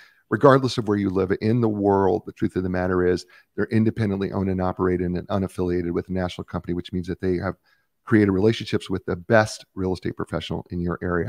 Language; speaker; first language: English; native; English